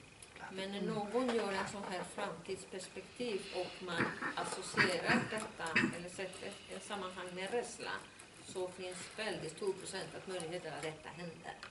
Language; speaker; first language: Swedish; non-native, fluent; Spanish